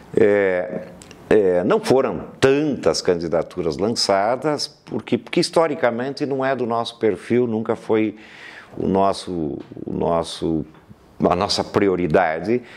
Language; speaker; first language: Portuguese; native; Portuguese